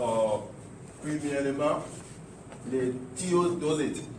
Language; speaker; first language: French; non-native, learner; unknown